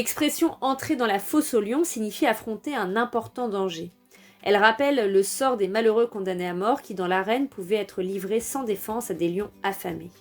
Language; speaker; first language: French; native; French